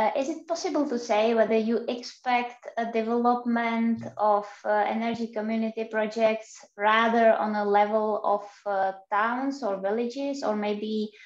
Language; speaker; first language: English; non-native, fluent; Czech